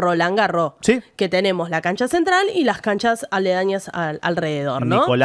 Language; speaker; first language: Spanish; native; Spanish